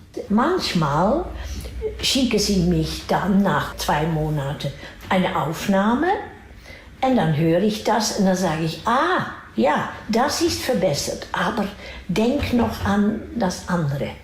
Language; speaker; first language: German; non-native, fluent; Dutch